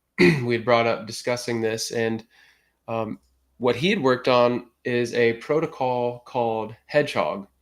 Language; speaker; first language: English; native; English